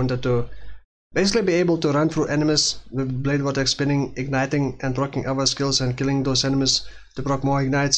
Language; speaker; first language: English; non-native, fluent; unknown